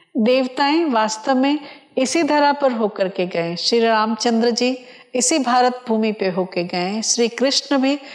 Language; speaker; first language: Hindi; non-native, local second language; Odia